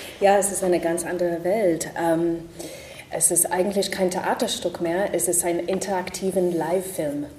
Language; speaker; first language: German; non-native, fluent; English